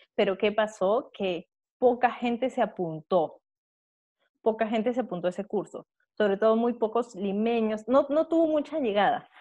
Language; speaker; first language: Spanish; native; Spanish